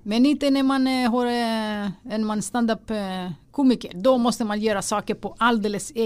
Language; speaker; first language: Swedish; non-native, fluent; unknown